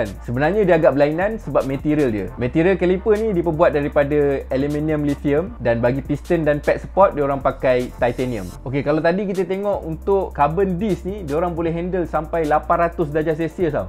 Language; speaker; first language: Malay; native; Malay